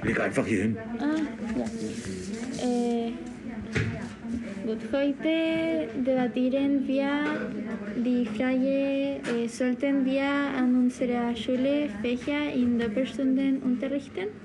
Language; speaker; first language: German; non-native, learner; Spanish